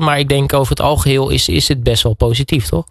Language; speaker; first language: Dutch; native; Dutch